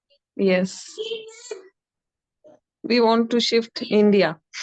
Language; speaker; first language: English; non-native, learner; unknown